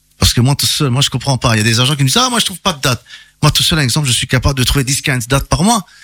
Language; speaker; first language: French; early bilingual, other home language; Italian